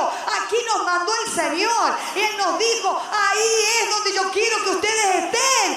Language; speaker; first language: Spanish; native; Spanish